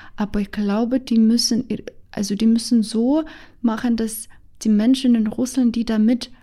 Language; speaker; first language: German; non-native, fluent; Russian